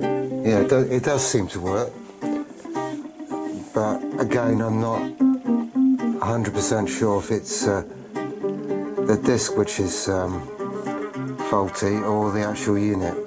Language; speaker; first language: English; native; English